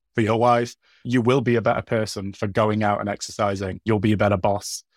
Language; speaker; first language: English; native; English